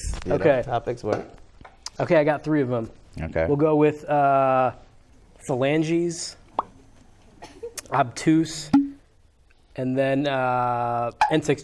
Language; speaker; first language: English; native; English